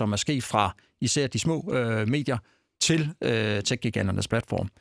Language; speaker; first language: Danish; native; Danish